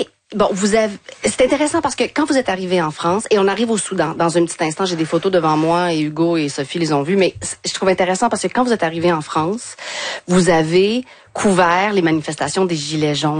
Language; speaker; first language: French; native; French